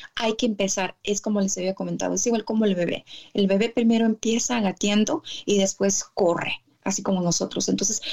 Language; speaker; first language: Spanish; native; Spanish